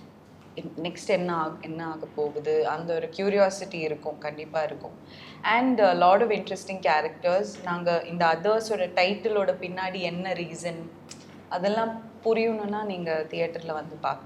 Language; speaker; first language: Tamil; native; Tamil